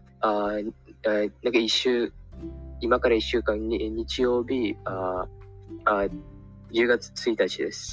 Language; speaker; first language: Japanese; non-native, learner; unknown